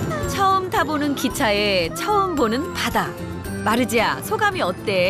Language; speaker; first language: Korean; native; Korean